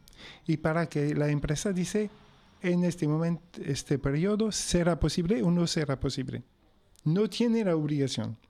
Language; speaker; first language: Spanish; non-native, fluent; French